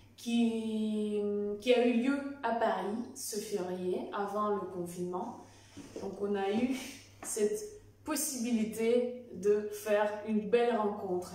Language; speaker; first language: French; non-native, fluent; Russian